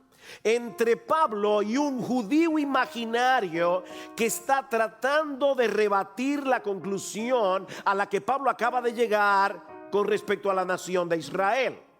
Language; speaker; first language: Spanish; native; Spanish